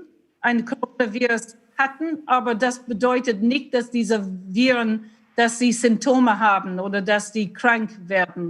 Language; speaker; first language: German; non-native, fluent; English